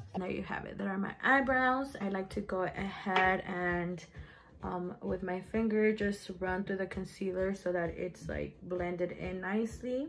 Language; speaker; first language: English; early bilingual, other home language; Spanish